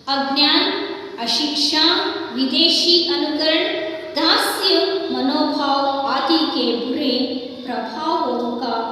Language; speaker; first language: Hindi; non-native, local second language; Kannada